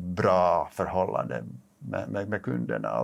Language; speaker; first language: Swedish; non-native, local second language; Finnish